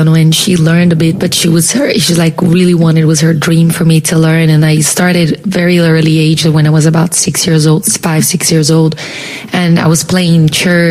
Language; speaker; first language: English; non-native, fluent; Portuguese